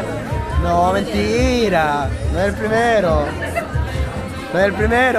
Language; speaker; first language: Spanish; native; Spanish